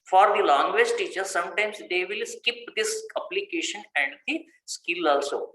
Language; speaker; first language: English; non-native, local second language; Kannada